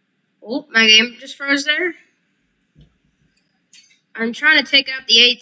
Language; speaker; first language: English; native; English